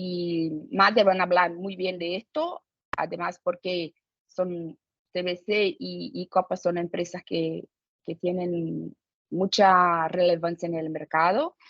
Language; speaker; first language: Spanish; non-native, fluent; Portuguese